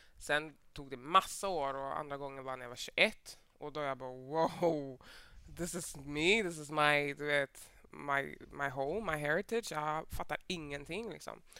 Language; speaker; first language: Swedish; native; Swedish